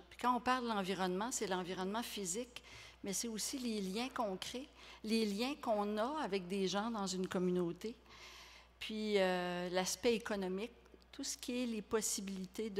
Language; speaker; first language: French; native; French